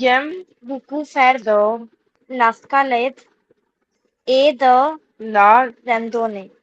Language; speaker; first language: French; non-native, learner; Hindi